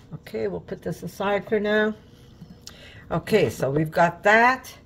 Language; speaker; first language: English; native; English